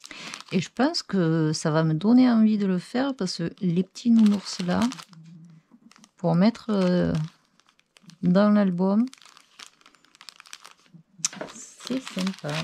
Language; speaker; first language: French; native; French